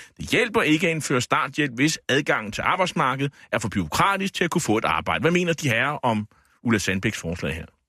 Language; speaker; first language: Danish; native; Danish